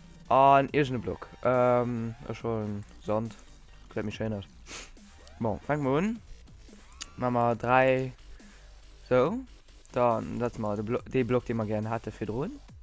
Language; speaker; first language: German; non-native, local second language; Luxembourgish